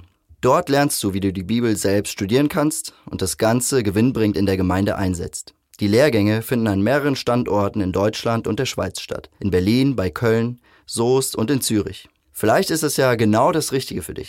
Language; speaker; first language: German; native; German